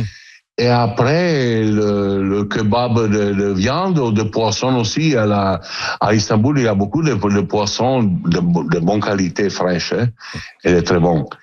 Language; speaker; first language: French; non-native, learner; Italian